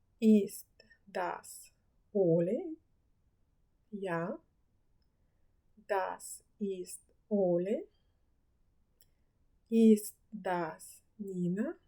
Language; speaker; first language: German; non-native, fluent; Ukrainian